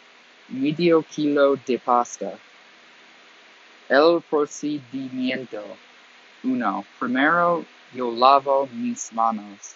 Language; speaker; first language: Spanish; non-native, learner; English